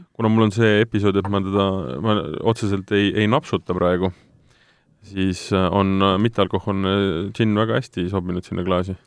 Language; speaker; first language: Estonian; native; Estonian